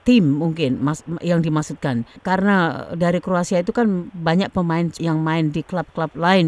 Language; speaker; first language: Indonesian; native; Indonesian